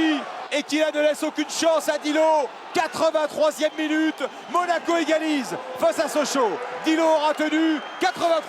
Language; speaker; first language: French; native; French